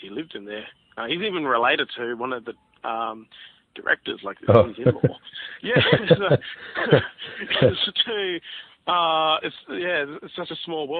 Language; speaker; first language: English; native; English